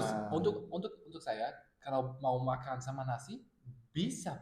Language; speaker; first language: Indonesian; non-native, learner; German